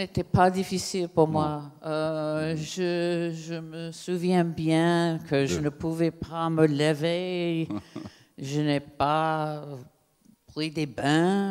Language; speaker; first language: French; non-native, fluent; English